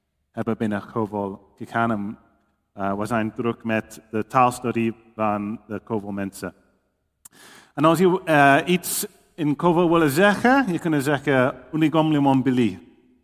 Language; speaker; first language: Dutch; non-native, learner; English